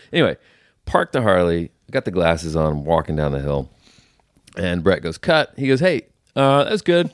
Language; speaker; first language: English; native; English